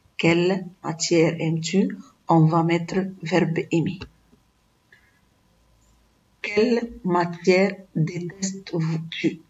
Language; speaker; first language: French; non-native, fluent; Arabic